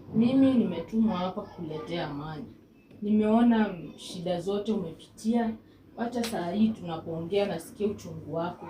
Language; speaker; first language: Swahili; native; Swahili